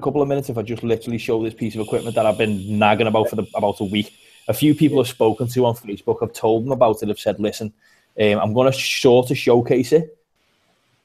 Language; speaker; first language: English; native; English